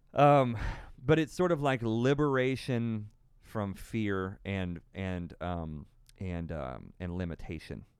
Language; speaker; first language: English; native; English